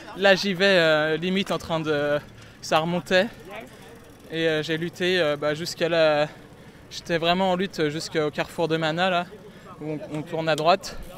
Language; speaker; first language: French; native; French